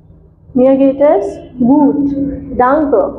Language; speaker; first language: German; non-native, fluent; Hindi